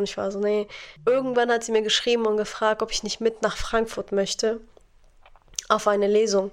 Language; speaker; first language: German; non-native, fluent; Arabic